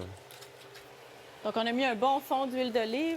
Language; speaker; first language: French; native; French